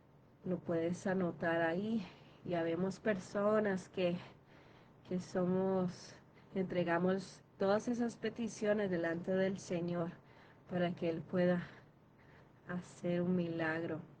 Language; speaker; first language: Spanish; native; Spanish